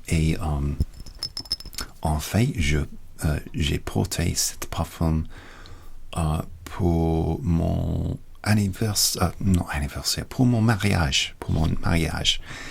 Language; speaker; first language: French; non-native, learner; English